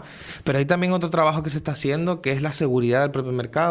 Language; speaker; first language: Spanish; native; Spanish